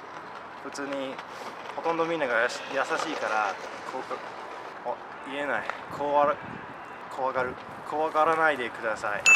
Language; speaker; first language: Japanese; non-native, fluent; English